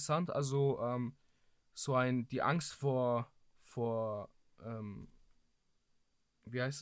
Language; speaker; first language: German; early bilingual, other home language; Greek